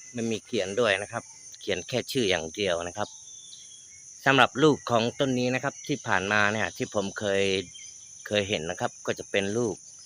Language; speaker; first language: Thai; non-native, local second language; Malay